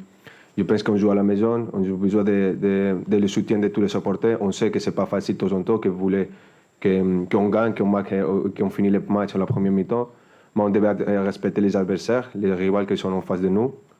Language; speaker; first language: French; non-native, fluent; Spanish